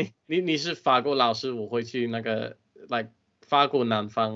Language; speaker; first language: Chinese; non-native, fluent; English